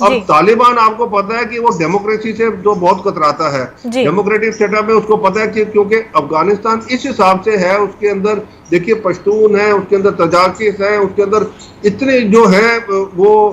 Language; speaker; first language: Hindi; native; Hindi